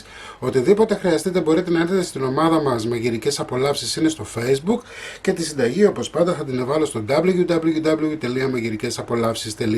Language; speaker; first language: Greek; native; Greek